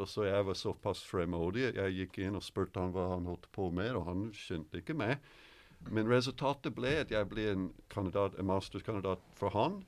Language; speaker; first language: Norwegian; non-native, fluent; English